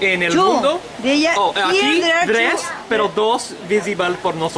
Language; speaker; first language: Spanish; non-native, learner; English